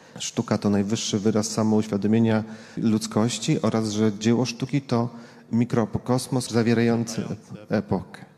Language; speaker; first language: Polish; native; Polish